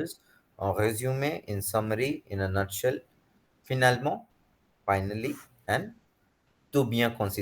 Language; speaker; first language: French; non-native, fluent; Hindi